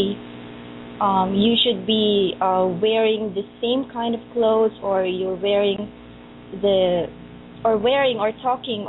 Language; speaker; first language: English; non-native, local second language; Filipino